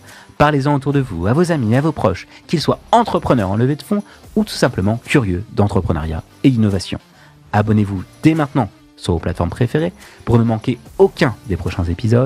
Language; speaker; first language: French; native; French